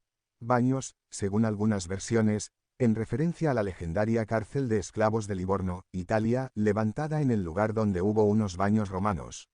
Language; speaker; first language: Spanish; native; Spanish